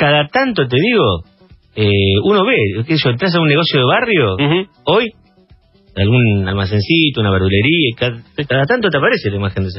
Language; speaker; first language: Spanish; native; Spanish